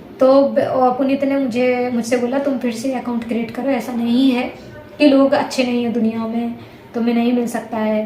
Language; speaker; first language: Hindi; native; Hindi